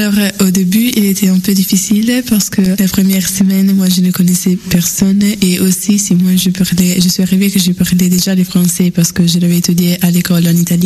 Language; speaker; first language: French; non-native, fluent; Italian